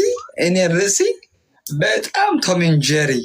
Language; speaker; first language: Amharic; non-native, learner; Tigrinya